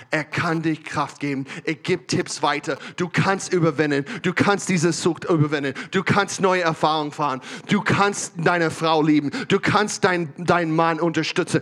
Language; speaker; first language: German; non-native, learner; English